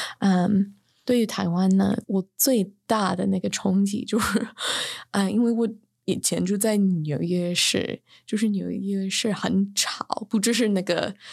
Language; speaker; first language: Chinese; non-native, fluent; English